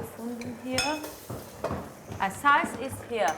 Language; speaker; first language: German; non-native, learner; Turkish